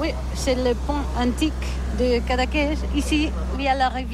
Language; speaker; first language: French; non-native, learner; Catalan